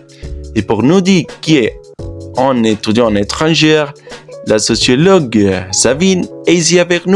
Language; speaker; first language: French; non-native, learner; Spanish